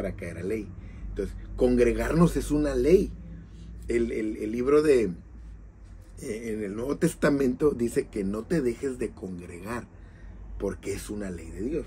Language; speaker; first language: Spanish; native; Spanish